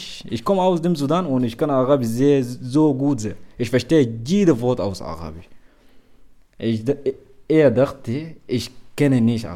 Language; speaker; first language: German; non-native, learner; Arabic